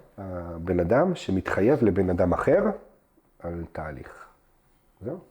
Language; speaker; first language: Hebrew; early bilingual, other home language; Russian